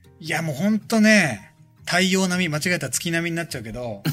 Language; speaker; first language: Japanese; native; Japanese